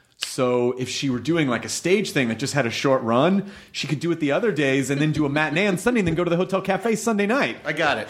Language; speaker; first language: English; native; English